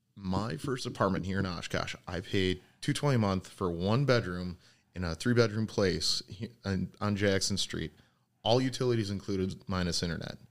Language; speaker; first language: English; native; English